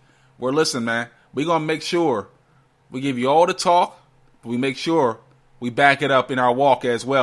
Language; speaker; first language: English; native; English